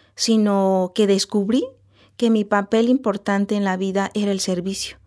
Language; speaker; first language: Spanish; non-native, local second language; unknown